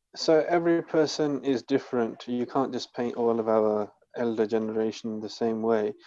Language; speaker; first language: English; early bilingual, other home language; Punjabi